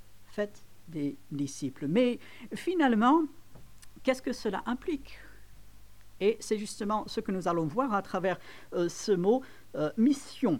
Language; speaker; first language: French; non-native, fluent; English